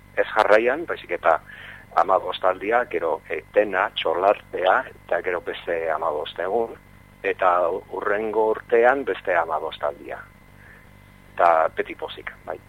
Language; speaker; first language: Basque; non-native, fluent; English